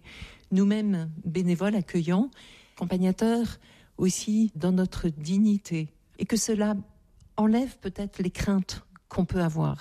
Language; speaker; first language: French; native; French